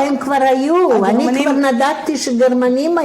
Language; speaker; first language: Hebrew; non-native, fluent; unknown